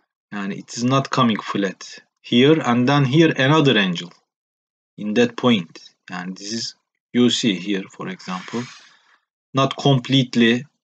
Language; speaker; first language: English; non-native, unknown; Turkish